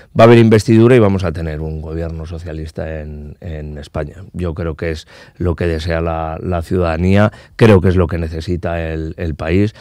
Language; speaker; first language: Spanish; non-native, local second language; Basque